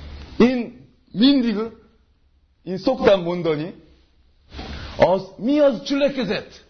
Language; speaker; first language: Hungarian; non-native, learner; Korean